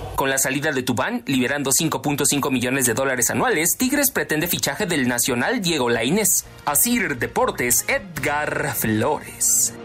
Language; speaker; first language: Spanish; native; Spanish